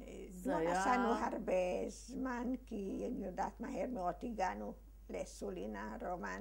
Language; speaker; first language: Hebrew; early bilingual, other home language; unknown